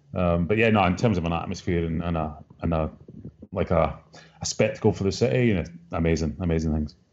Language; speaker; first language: English; native; English